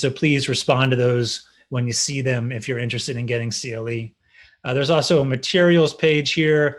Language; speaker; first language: English; native; English